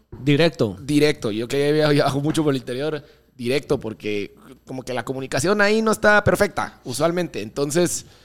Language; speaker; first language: Spanish; non-native, fluent; Dutch